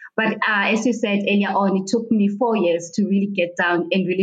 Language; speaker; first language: English; non-native, local second language; Xhosa